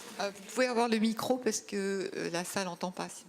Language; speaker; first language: French; native; French